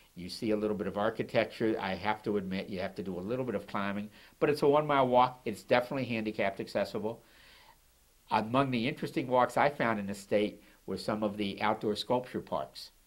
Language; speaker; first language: English; native; English